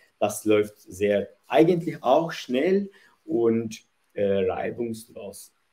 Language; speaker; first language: German; non-native, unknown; Turkish